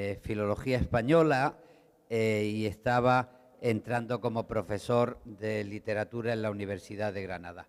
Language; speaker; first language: Spanish; native; Spanish